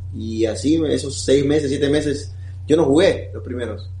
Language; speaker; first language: Spanish; native; Spanish